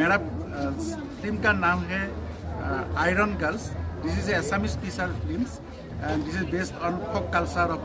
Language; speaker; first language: Hindi; non-native, local second language; Assamese